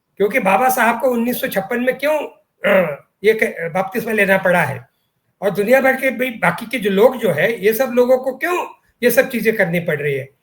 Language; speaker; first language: Hindi; non-native, local second language; Marathi